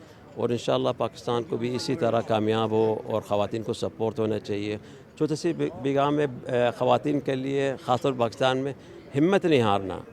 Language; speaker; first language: Hindi; non-native, fluent; Arabic